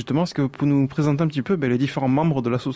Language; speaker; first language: French; native; French